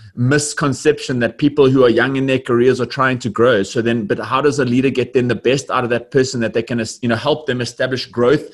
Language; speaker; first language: English; native; English